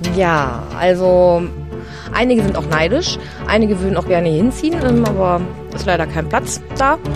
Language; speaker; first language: German; native; German